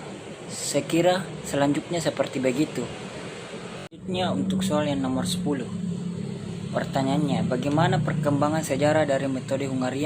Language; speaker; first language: Indonesian; native; Indonesian